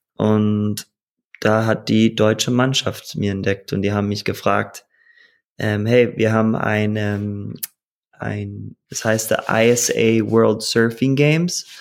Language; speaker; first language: German; early bilingual, heritage; German